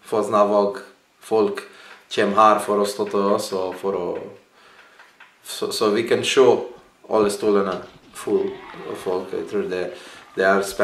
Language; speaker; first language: Norwegian; non-native, learner; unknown